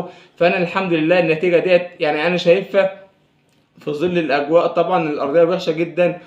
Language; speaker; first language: Arabic; native; Arabic